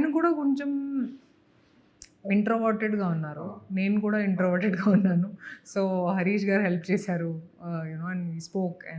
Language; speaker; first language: Telugu; non-native, local second language; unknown